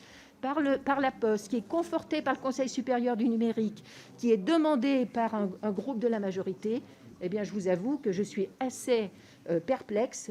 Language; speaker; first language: French; native; French